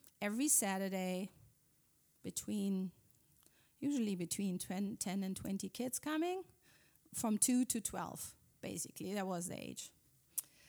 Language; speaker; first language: English; non-native, fluent; German